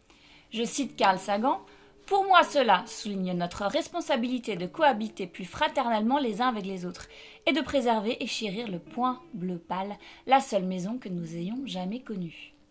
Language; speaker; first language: French; native; French